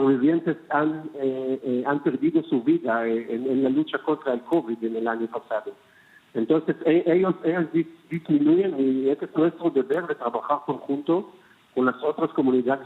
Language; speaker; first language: Spanish; non-native, fluent; Hebrew